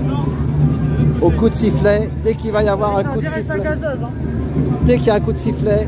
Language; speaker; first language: French; native; French